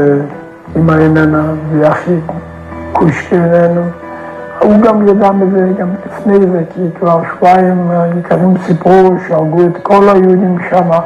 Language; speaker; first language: Hebrew; non-native, fluent; Yiddish